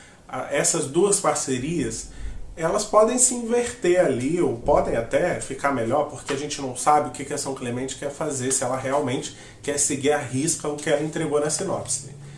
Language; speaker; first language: Portuguese; native; Portuguese